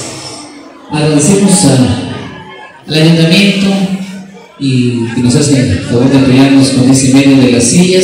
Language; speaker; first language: Spanish; native; Spanish